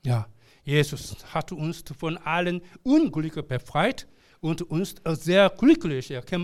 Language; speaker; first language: German; non-native, learner; Korean